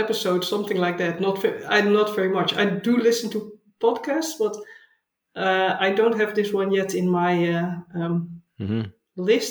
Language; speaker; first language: English; non-native, fluent; Dutch